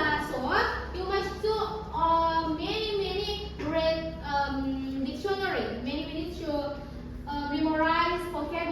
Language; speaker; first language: English; non-native, learner; Indonesian